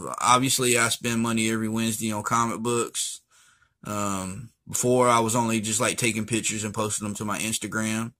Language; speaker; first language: English; native; English